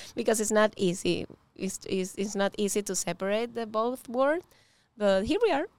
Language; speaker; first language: English; non-native, learner; Spanish